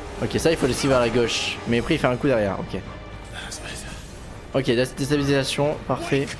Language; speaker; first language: French; native; French